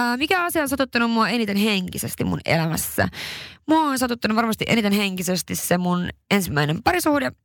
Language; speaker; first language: Finnish; early bilingual, heritage; Swedish